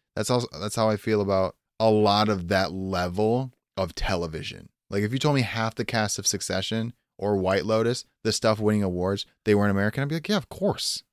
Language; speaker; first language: English; native; English